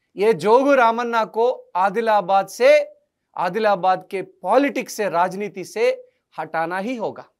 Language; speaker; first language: Hindi; non-native, local second language; Telugu